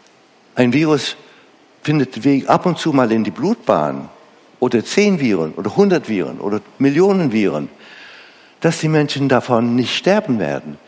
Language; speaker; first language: German; non-native, fluent; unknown